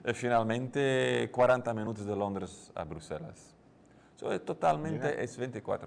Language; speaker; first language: Spanish; non-native, learner; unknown